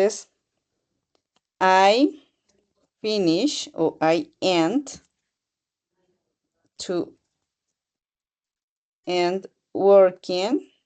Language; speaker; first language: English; non-native, learner; Spanish